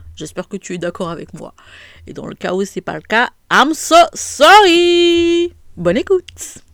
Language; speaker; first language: French; native; French